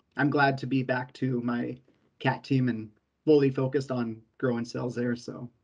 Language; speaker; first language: English; native; English